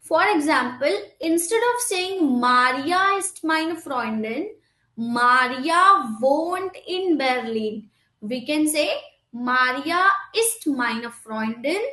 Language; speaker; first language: German; non-native, fluent; Hindi